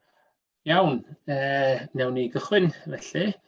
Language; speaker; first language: Welsh; native; Welsh